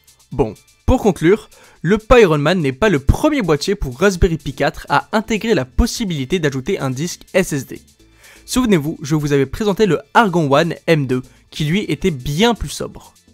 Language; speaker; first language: French; native; French